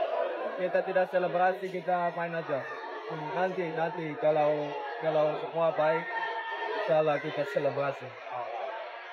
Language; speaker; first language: Indonesian; non-native, fluent; Dutch